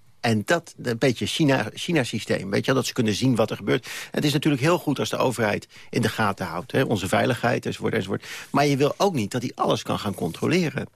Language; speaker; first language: Dutch; native; Dutch